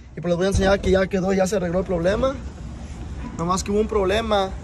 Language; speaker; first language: Spanish; early bilingual, heritage; Spanish